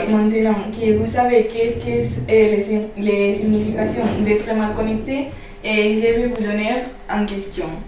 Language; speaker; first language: French; non-native, learner; Spanish